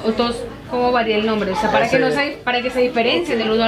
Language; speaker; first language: Spanish; native; Spanish